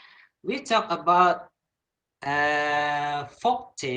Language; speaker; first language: English; non-native, learner; Indonesian